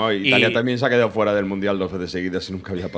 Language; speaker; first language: Spanish; native; Spanish